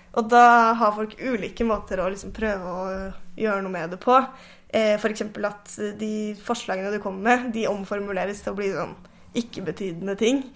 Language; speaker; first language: Norwegian; native; Norwegian